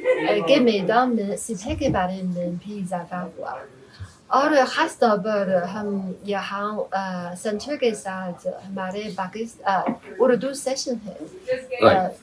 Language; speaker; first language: Hindi; non-native, fluent; Chinese